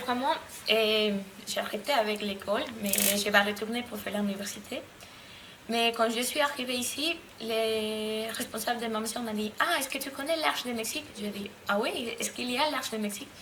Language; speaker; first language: French; non-native, learner; Spanish